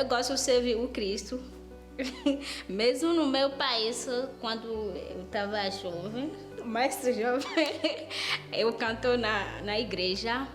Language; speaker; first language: Portuguese; non-native, fluent; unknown